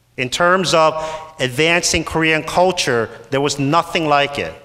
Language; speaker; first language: English; native; English